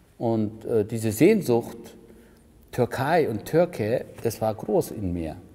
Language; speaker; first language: German; early bilingual, other home language; Turkish